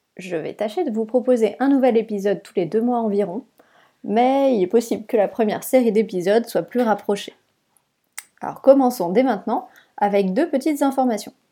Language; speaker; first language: French; native; French